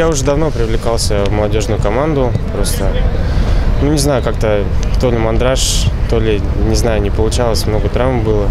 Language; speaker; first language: Russian; native; Russian